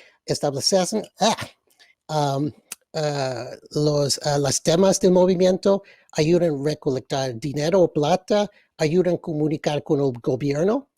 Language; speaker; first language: Spanish; early bilingual, other home language; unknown